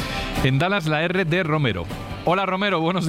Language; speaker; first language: Spanish; native; Spanish